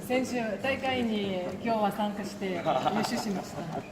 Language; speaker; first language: Japanese; non-native, fluent; Russian